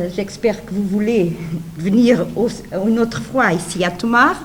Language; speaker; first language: French; non-native, learner; Portuguese